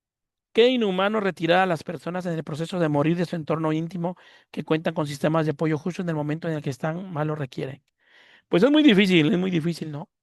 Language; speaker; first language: Spanish; native; Spanish